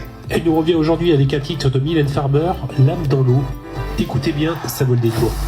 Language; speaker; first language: French; native; French